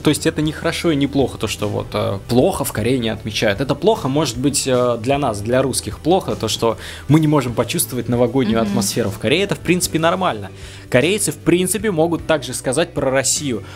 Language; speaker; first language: Russian; native; Russian